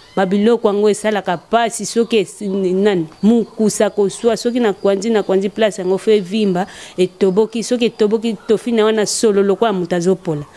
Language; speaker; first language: Lingala; non-native, local second language; Kongo